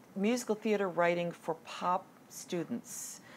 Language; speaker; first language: English; native; English